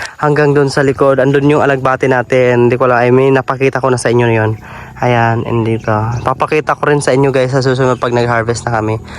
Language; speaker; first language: Filipino; non-native, local second language; Cebuano